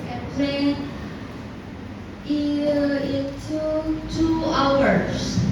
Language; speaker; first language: English; non-native, learner; Indonesian